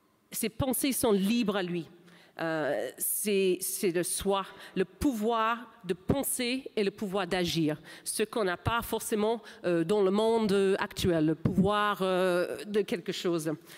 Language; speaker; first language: French; non-native, fluent; English